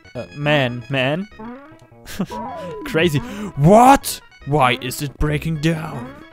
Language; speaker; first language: English; non-native, learner; German